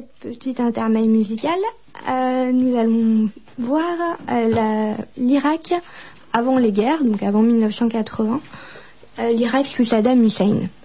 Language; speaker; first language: French; native; French